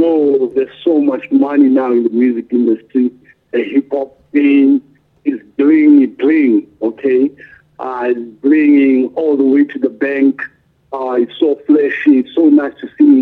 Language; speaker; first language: English; non-native, local second language; Tswana